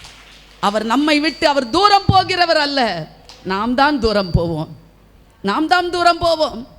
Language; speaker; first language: Tamil; native; Tamil